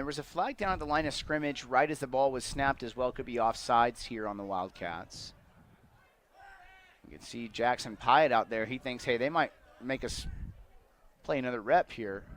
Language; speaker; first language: English; native; English